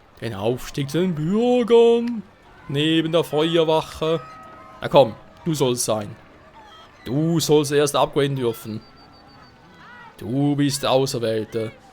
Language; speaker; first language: German; native; German